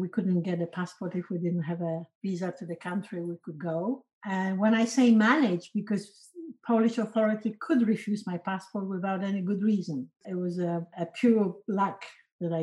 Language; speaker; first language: English; non-native, fluent; Polish